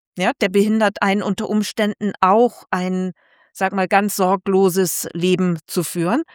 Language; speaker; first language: German; native; German